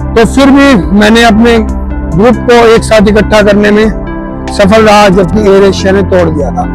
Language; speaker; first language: Hindi; native; Hindi